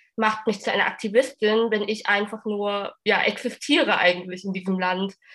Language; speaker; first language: German; early bilingual, other home language; Vietnamese